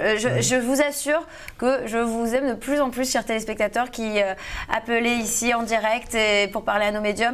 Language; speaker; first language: French; native; French